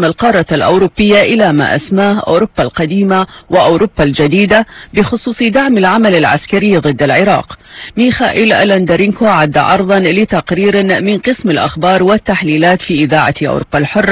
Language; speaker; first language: Arabic; native; Arabic